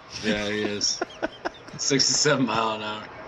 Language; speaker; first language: English; native; English